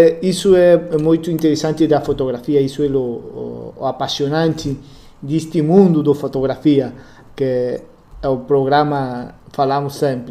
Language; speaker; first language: Portuguese; non-native, learner; Spanish